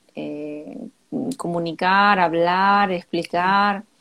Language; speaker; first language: Spanish; native; Spanish